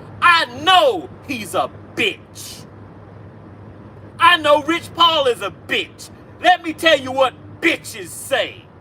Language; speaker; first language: English; native; English